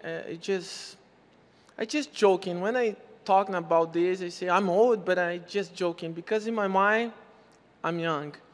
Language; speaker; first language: English; non-native, learner; Portuguese